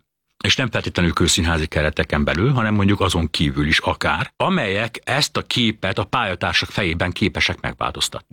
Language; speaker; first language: Hungarian; native; Hungarian